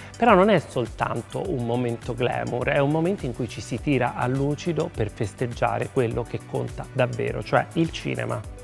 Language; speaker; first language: Italian; native; Italian